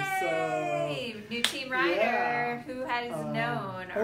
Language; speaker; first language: English; native; English